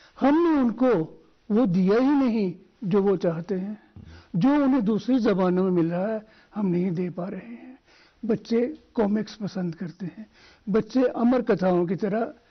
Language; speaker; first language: Hindi; non-native, local second language; Dogri